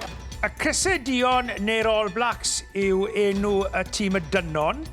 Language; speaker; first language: Welsh; native; Welsh